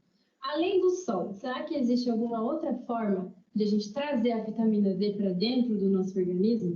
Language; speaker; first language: Portuguese; native; Portuguese